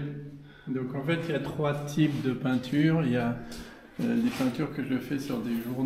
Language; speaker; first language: French; native; French